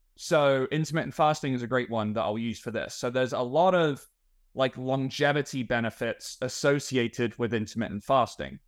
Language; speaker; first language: English; native; English